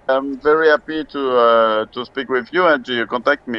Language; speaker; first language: English; non-native, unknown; French